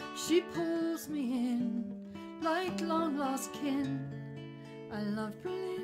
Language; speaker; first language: English; native; English